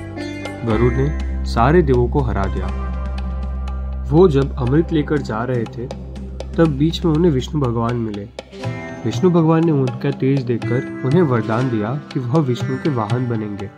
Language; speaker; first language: Hindi; native; Hindi